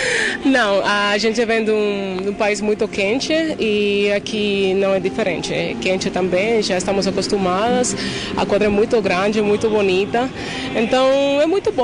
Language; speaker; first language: Portuguese; non-native, fluent; Spanish